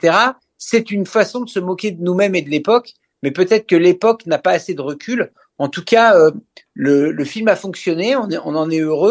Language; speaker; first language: French; native; French